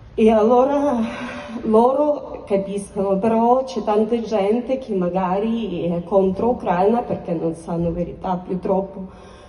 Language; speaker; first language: Italian; non-native, learner; Ukrainian